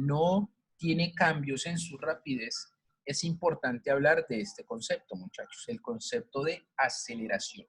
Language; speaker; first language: Spanish; native; Spanish